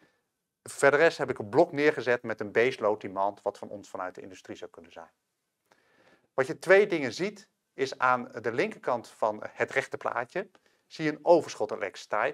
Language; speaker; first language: Dutch; native; Dutch